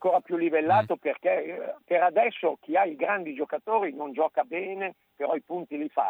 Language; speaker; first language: Italian; native; Italian